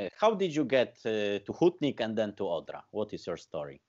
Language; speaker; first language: English; non-native, learner; Polish